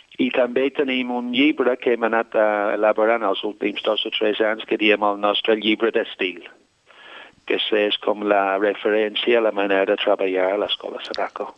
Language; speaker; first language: Catalan; non-native, fluent; English